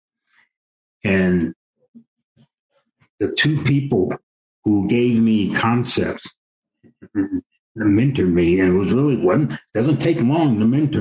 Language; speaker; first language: English; native; English